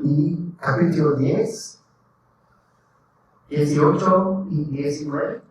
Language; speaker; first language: Spanish; non-native, learner; English